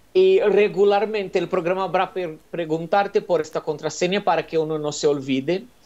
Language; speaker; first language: Spanish; non-native, fluent; Portuguese